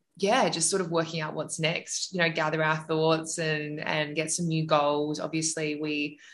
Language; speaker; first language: English; native; English